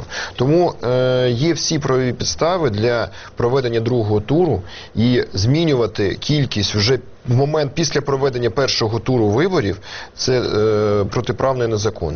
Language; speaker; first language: Ukrainian; native; Ukrainian